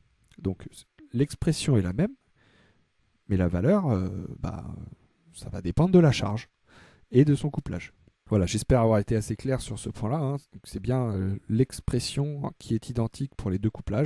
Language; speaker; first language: French; native; French